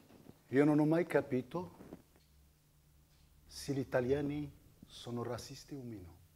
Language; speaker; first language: Italian; non-native, fluent; Arabic